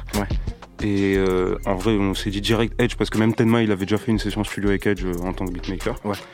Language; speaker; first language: French; early bilingual, other home language; Romanian